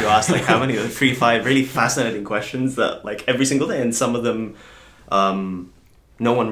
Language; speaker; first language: English; native; English